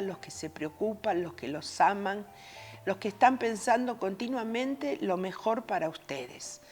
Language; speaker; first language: Spanish; native; Spanish